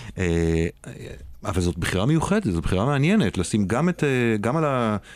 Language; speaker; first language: Hebrew; native; Hebrew